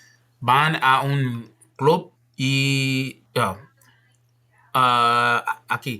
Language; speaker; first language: Spanish; non-native, learner; English